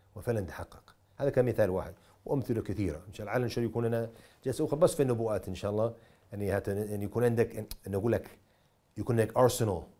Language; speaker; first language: Arabic; non-native, fluent; English